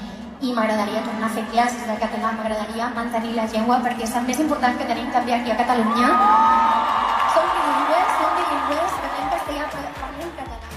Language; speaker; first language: Catalan; non-native, local second language; Spanish